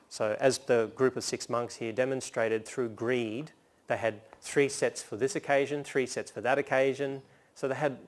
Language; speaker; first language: English; native; English